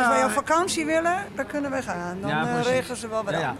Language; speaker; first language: Dutch; native; Dutch